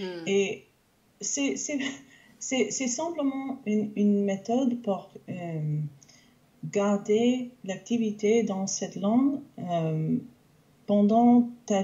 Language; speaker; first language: French; non-native, local second language; English